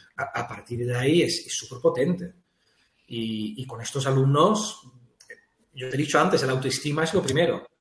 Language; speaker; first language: Spanish; non-native, fluent; Dutch